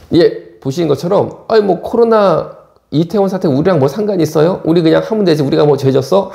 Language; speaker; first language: Korean; native; Korean